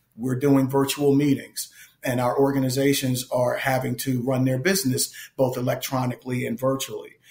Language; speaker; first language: English; native; English